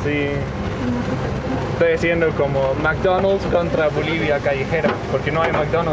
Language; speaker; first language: Spanish; non-native, learner; Danish